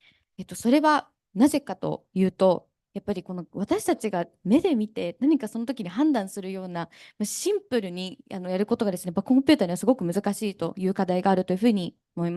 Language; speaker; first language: Japanese; native; Japanese